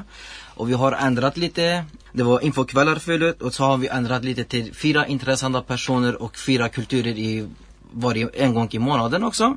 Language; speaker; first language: Swedish; non-native, learner; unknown